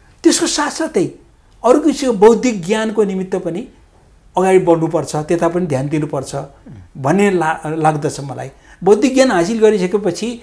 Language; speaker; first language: Nepali; non-native, local second language; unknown